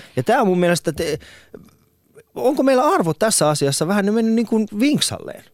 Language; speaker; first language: Finnish; early bilingual, other home language; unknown